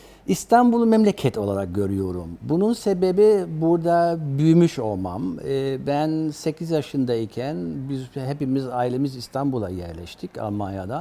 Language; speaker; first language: Turkish; early bilingual, other home language; German